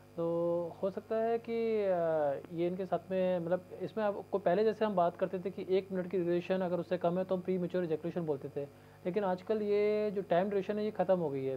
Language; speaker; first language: Hindi; native; Hindi